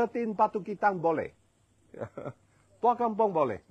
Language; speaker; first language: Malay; non-native, local second language; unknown